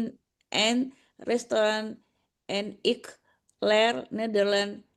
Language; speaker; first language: Dutch; non-native, learner; Indonesian